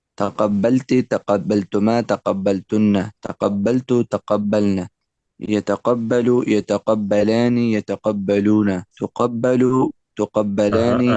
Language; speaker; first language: Arabic; non-native, learner; Urdu